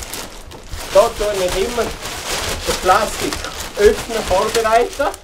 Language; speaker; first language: German; native; German